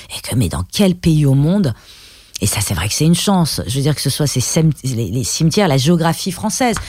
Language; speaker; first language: French; early bilingual, other home language; Persian